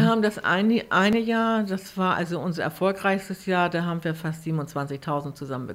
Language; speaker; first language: German; native; German